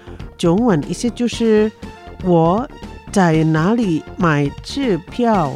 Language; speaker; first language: Chinese; early bilingual, heritage; Chinese